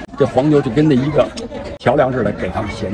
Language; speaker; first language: Chinese; native; Chinese